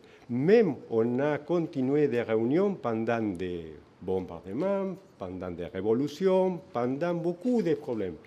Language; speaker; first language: French; non-native, fluent; Spanish